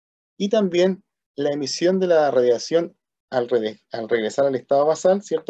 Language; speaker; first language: Spanish; native; Spanish